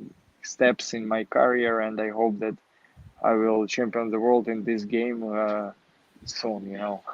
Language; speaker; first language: English; non-native, learner; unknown